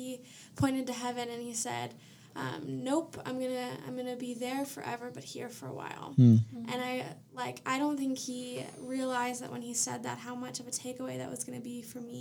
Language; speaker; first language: English; native; English